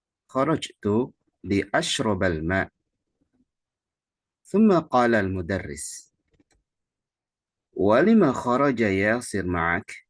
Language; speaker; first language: Arabic; non-native, fluent; Indonesian